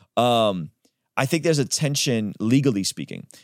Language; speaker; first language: English; early bilingual, other home language; Armenian